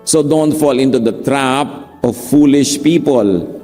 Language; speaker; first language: English; non-native, local second language; Filipino